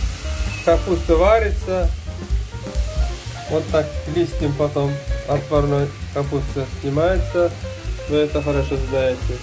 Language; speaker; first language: Russian; non-native, local second language; Uzbek